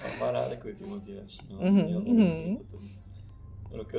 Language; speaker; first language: Czech; native; Czech